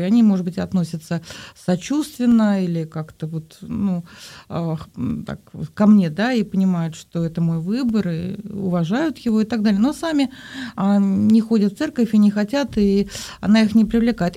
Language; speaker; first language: Russian; native; Russian